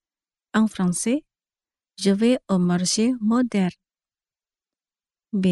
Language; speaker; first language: French; non-native, fluent; Indonesian